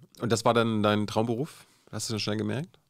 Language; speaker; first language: German; native; German